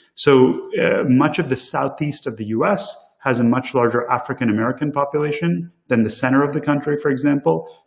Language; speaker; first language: English; early bilingual, other home language; Tamil